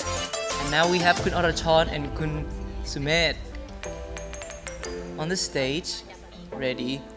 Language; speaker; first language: English; non-native, fluent; Thai